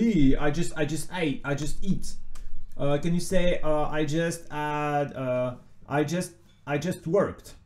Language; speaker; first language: English; non-native, fluent; French